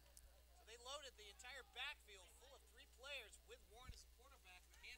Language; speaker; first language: English; native; English